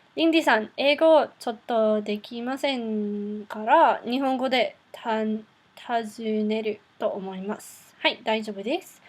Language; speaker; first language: Japanese; non-native, learner; Afrikaans